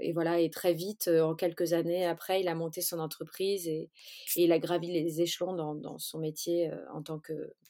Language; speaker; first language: French; early bilingual, other home language; Portuguese